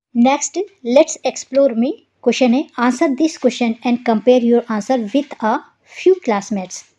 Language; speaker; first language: Hindi; native; Hindi